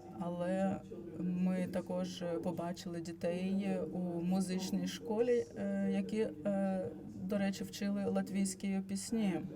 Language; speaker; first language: Ukrainian; non-native, fluent; Latvian